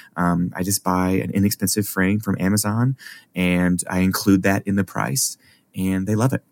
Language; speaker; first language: English; native; English